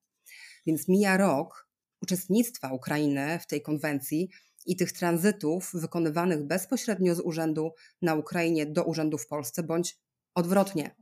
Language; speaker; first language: Polish; native; Polish